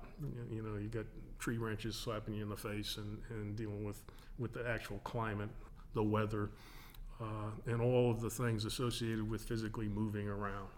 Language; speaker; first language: English; native; English